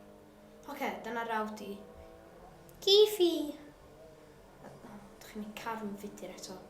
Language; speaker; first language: Welsh; non-native, local second language; English